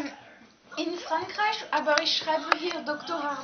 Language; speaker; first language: German; non-native, fluent; French